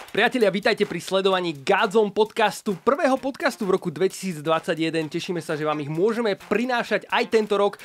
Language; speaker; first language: Slovak; native; Slovak